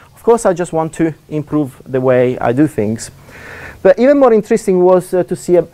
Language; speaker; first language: English; non-native, fluent; Italian